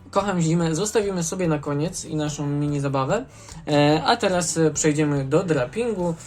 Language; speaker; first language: Polish; native; Polish